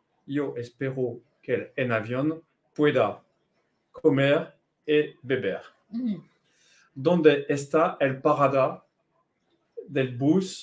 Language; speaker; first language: Spanish; non-native, learner; French